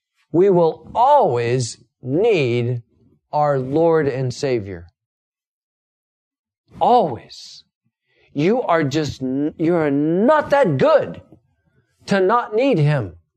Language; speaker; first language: English; native; English